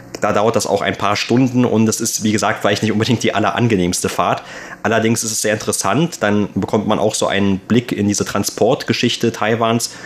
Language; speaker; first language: German; native; German